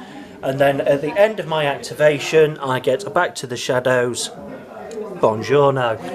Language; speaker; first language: English; native; English